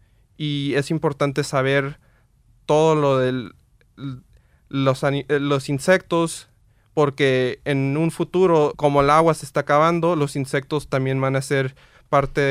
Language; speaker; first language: Spanish; early bilingual, heritage; Spanish